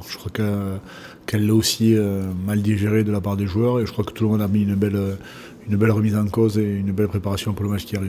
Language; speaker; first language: French; native; French